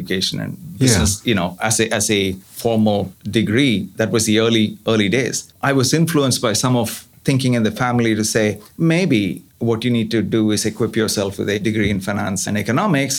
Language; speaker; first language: English; non-native, local second language; Tamil